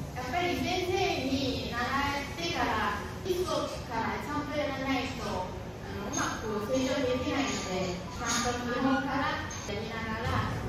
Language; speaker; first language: Japanese; non-native, fluent; Chinese